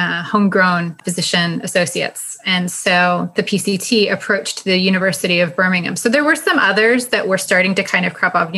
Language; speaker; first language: English; native; English